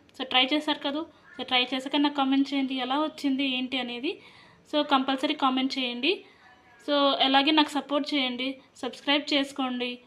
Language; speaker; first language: Telugu; non-native, local second language; Lambadi